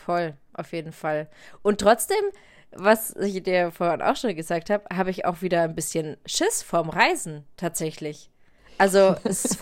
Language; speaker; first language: German; native; German